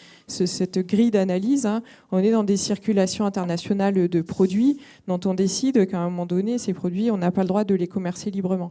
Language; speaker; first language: French; native; French